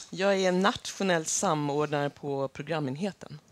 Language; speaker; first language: Swedish; native; Swedish